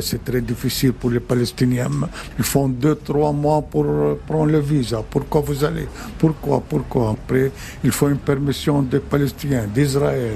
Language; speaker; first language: French; non-native, fluent; Arabic